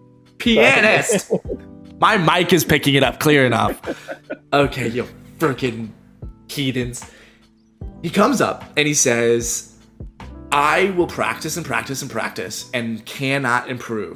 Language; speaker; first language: English; native; English